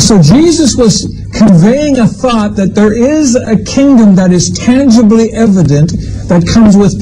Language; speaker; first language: English; native; English